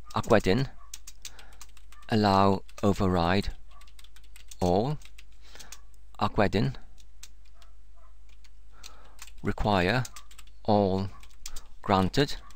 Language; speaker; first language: Welsh; non-native, learner; English